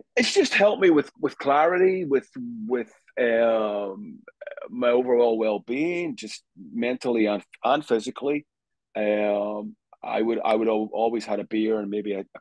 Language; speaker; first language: English; native; English